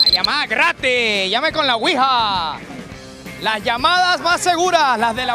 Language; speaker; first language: Spanish; native; Spanish